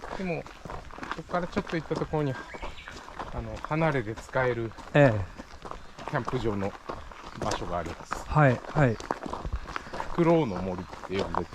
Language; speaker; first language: Japanese; native; Japanese